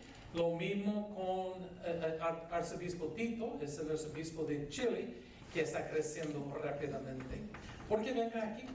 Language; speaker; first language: Spanish; non-native, fluent; English